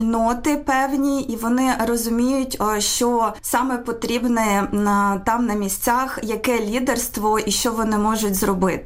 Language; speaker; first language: Ukrainian; native; Ukrainian